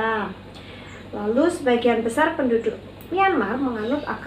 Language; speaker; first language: Indonesian; native; Indonesian